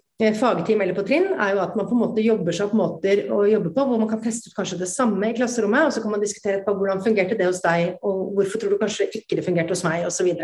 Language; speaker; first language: Norwegian; native; Norwegian